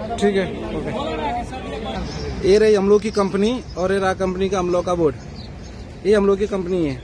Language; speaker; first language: Hindi; native; Hindi